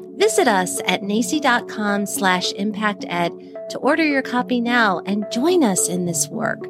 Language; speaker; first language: English; native; English